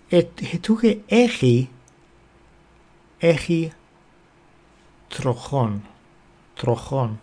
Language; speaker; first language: Greek; non-native, fluent; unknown